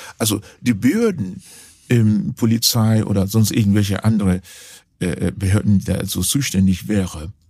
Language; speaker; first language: German; non-native, fluent; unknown